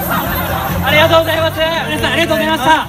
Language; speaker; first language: Japanese; native; Japanese